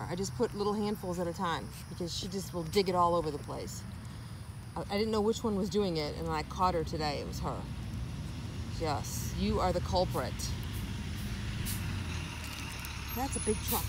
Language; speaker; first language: English; native; English